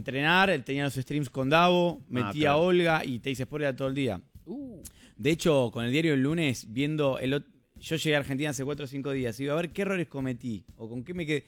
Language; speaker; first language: Spanish; native; Spanish